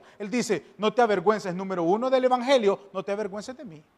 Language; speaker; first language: Spanish; native; Spanish